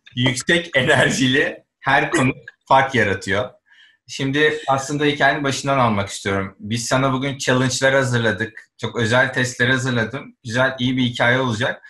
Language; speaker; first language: Turkish; native; Turkish